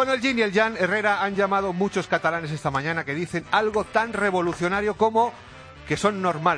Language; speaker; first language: Spanish; native; Spanish